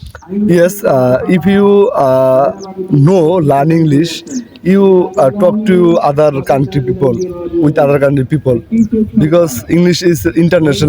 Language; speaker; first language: English; non-native, learner; Bangla